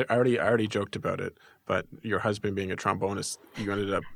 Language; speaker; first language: English; native; English